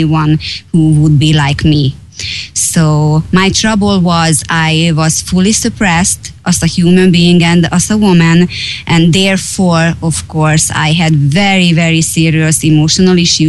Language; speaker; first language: English; non-native, fluent; Hungarian